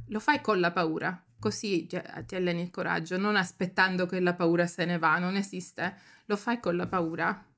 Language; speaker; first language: Italian; early bilingual, heritage; Italian